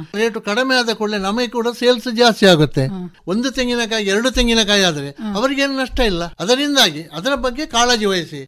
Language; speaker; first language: Kannada; non-native, local second language; Tulu